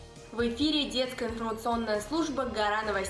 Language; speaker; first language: Russian; native; Russian